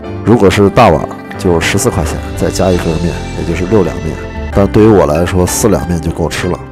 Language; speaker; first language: Chinese; native; Chinese